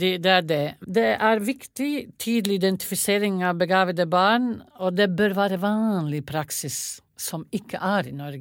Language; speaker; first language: Norwegian; non-native, fluent; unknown